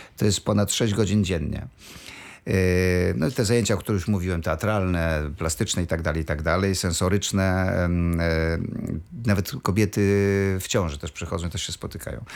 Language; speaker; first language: Polish; native; Polish